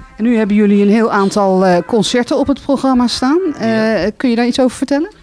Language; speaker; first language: Dutch; native; Dutch